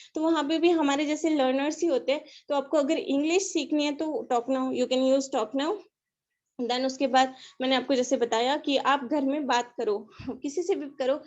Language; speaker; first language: Hindi; non-native, local second language; Marathi